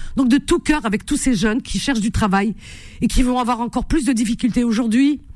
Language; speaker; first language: French; native; French